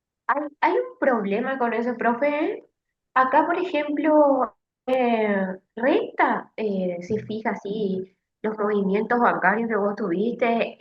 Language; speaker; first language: Spanish; native; Spanish